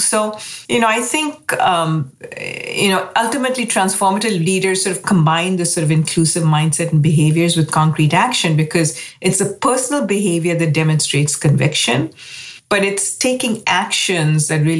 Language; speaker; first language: English; non-native, local second language; Hindi